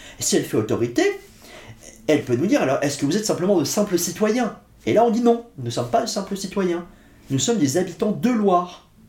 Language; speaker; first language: French; native; French